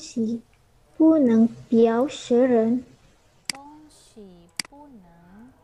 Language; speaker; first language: Chinese; non-native, learner; Indonesian